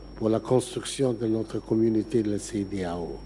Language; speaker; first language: French; non-native, fluent; Akan